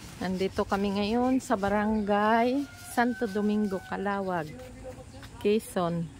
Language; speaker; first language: Filipino; non-native, local second language; Hiligaynon